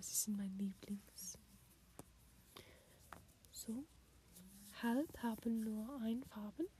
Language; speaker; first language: German; non-native, learner; English